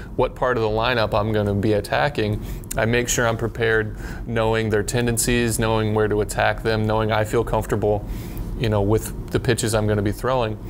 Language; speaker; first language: English; native; English